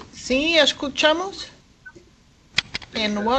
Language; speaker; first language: Spanish; non-native, fluent; Portuguese